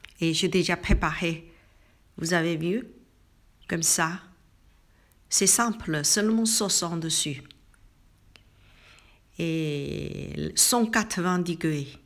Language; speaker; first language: French; non-native, learner; Chinese